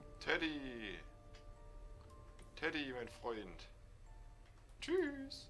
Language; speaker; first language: German; native; German